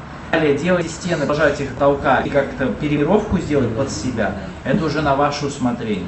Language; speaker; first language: Russian; native; Russian